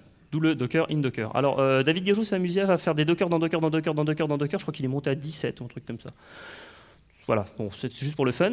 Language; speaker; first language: French; native; French